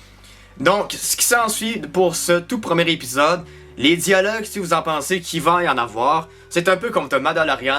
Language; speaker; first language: French; native; French